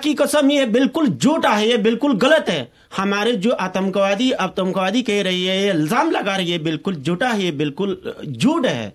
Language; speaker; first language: Hindi; non-native, fluent; Rohingya